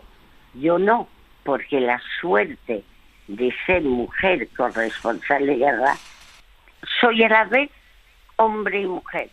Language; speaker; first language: Spanish; early bilingual, other home language; French